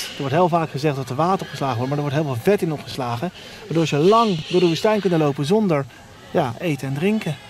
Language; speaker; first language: Dutch; native; Dutch